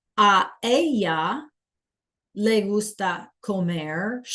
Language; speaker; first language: Spanish; non-native, fluent; English